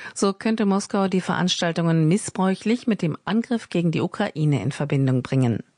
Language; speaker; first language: German; native; German